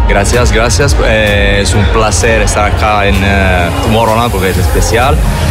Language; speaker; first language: Spanish; non-native, learner; Italian